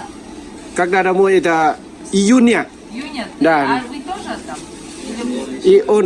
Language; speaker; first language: Russian; non-native, learner; Lao